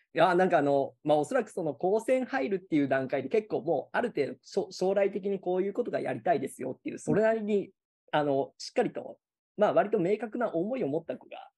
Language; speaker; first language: Japanese; native; Japanese